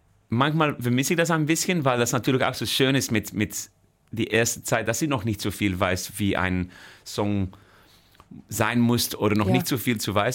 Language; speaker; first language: German; non-native, fluent; Dutch